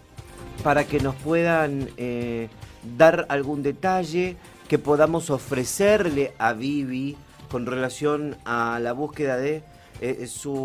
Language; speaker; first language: Spanish; native; Spanish